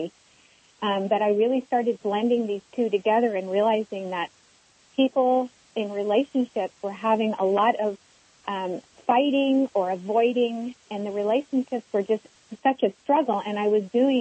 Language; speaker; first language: English; native; English